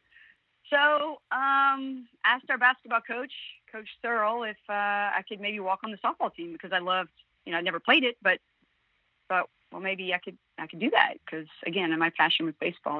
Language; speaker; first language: English; native; English